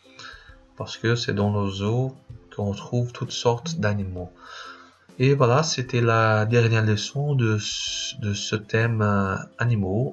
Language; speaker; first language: French; non-native, fluent; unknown